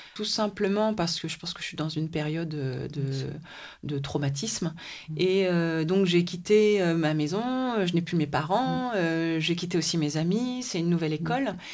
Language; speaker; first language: French; native; French